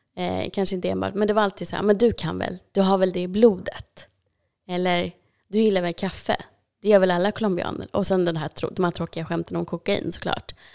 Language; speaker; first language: Swedish; native; Swedish